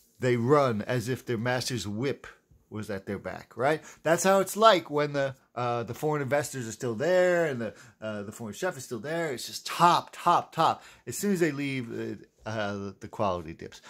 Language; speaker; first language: English; native; English